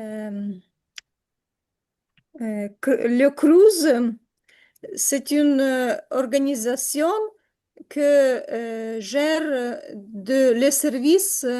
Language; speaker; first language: French; non-native, learner; Ukrainian